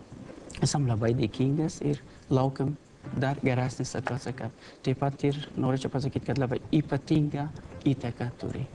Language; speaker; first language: Lithuanian; non-native, learner; Persian